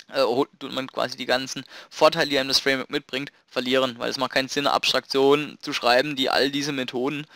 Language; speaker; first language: German; native; German